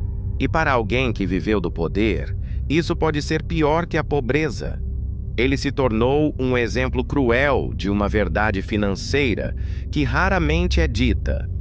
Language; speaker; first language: Portuguese; native; Portuguese